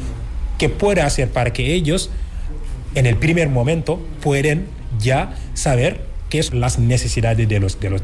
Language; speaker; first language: Spanish; non-native, fluent; Wolof